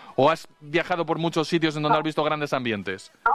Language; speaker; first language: Spanish; native; Spanish